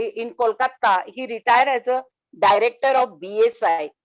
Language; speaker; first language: English; non-native, local second language; Marathi